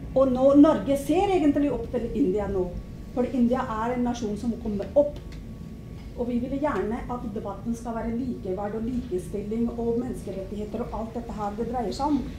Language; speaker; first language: Norwegian; non-native, fluent; Punjabi